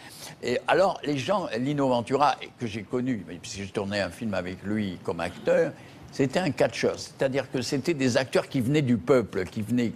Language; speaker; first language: French; native; French